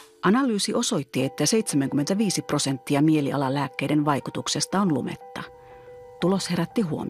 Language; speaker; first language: Finnish; native; Finnish